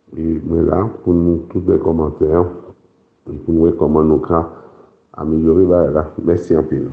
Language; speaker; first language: French; non-native, local second language; Haitian Creole